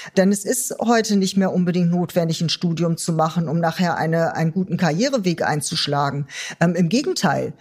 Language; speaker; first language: German; native; German